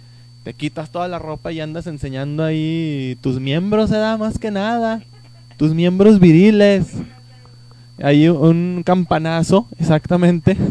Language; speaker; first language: Spanish; native; Spanish